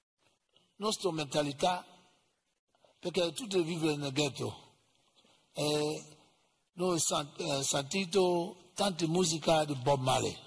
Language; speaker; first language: Italian; non-native, learner; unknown